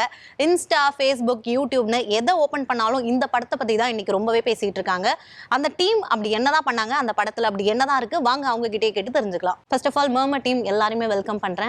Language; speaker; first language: Tamil; native; Tamil